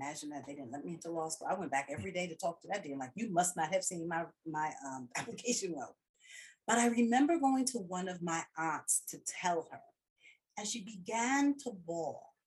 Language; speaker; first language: English; early bilingual, other home language; Spanish